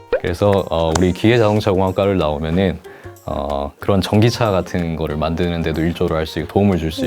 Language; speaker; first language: Korean; native; Korean